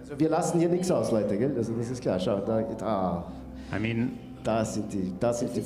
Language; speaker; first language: German; native; German